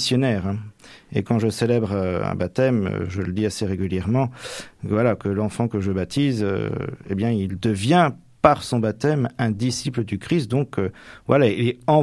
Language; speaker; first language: French; native; French